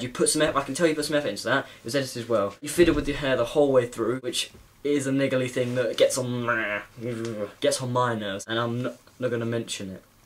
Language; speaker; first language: English; native; English